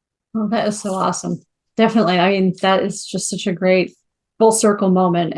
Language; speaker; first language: English; native; English